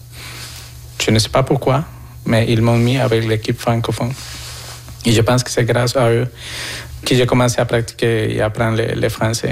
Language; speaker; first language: French; non-native, fluent; Spanish